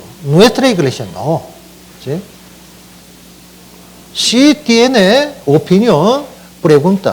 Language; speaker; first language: Spanish; non-native, learner; Korean